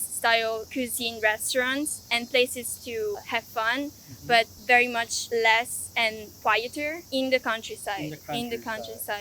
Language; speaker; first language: English; non-native, fluent; Italian